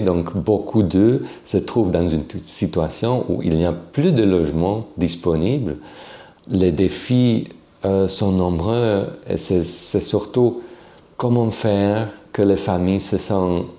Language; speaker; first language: French; non-native, fluent; Slovak